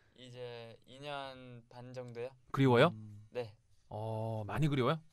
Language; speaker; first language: Korean; non-native, fluent; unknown